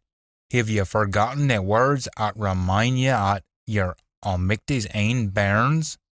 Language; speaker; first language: English; native; English